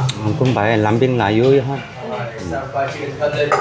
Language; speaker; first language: Vietnamese; non-native, learner; Korean